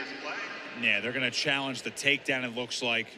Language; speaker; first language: English; native; English